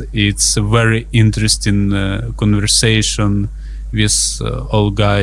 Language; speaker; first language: English; non-native, learner; Russian